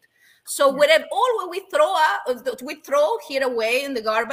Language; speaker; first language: English; non-native, fluent; Spanish